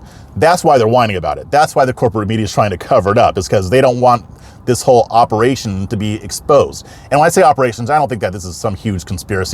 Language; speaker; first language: English; native; English